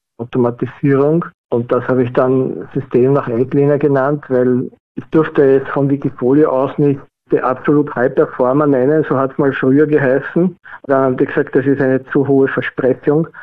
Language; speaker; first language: German; native; German